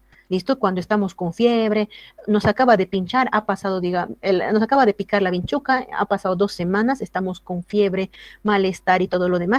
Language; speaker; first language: Spanish; native; Spanish